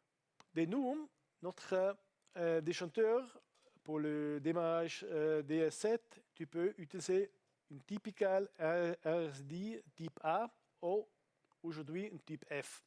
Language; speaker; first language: French; non-native, learner; Italian